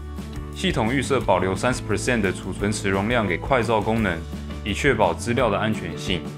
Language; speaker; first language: Chinese; native; Chinese